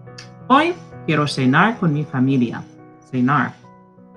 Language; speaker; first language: Spanish; non-native, fluent; English